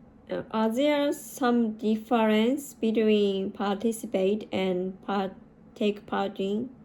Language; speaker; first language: English; non-native, learner; Japanese